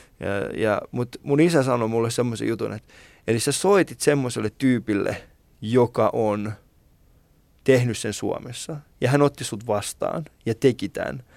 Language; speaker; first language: Finnish; early bilingual, other home language; Persian